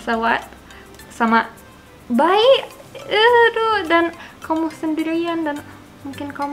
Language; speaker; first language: Indonesian; non-native, learner; English